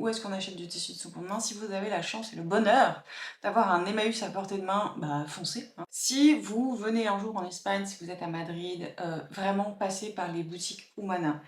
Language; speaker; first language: French; native; French